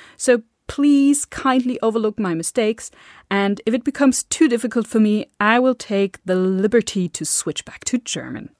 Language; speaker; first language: English; non-native, fluent; German